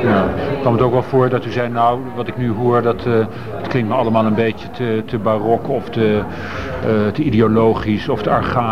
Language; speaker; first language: Dutch; native; Dutch